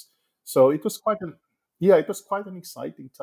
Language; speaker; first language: English; non-native, local second language; Hiligaynon